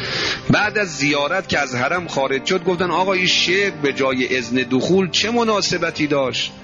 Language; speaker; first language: Persian; native; Persian